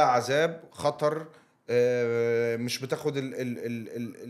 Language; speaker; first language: Arabic; native; Arabic